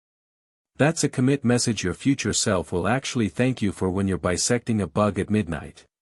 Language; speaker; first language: English; native; English